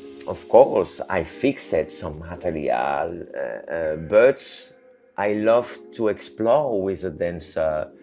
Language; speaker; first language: English; non-native, learner; French